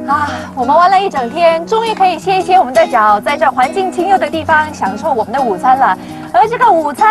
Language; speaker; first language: Chinese; native; Chinese